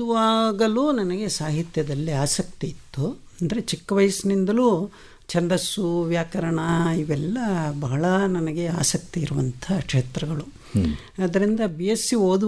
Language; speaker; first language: Kannada; non-native, local second language; Telugu